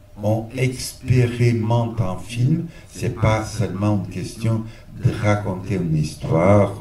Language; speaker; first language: French; non-native, fluent; Portuguese